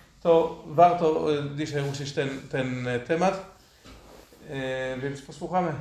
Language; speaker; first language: Polish; non-native, fluent; Hebrew